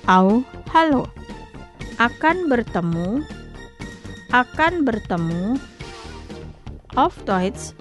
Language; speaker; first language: German; non-native, fluent; Indonesian